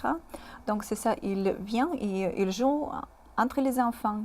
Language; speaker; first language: French; non-native, fluent; Russian